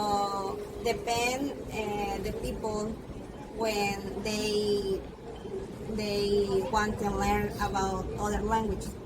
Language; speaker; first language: English; non-native, learner; Spanish